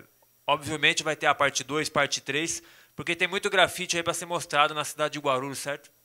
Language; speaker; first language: Portuguese; native; Portuguese